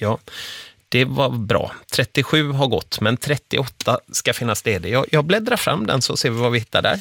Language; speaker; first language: Swedish; native; Swedish